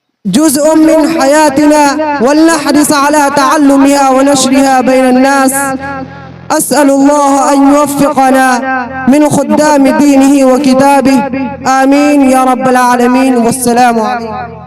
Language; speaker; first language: Arabic; non-native, fluent; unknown